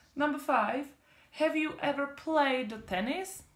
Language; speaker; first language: English; non-native, fluent; Czech